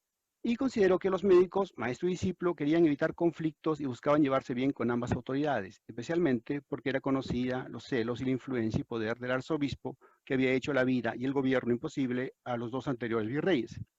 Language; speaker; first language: Spanish; native; Spanish